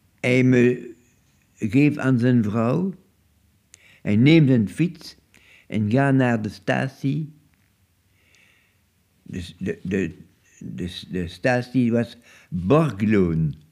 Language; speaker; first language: Dutch; non-native, local second language; French